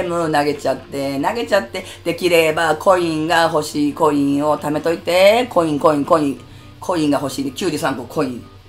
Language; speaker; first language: Japanese; native; Japanese